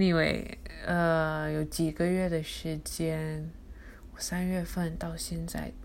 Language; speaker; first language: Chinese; early bilingual, heritage; Chinese